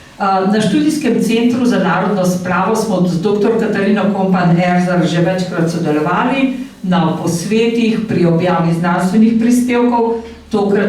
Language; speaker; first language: Slovenian; native; Slovenian